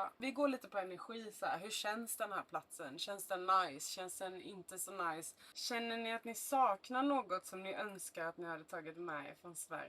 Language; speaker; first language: Swedish; native; Swedish